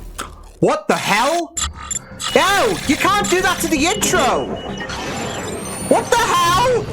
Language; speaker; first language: English; native; English